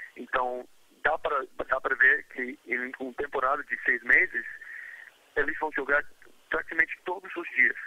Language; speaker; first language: Portuguese; non-native, fluent; English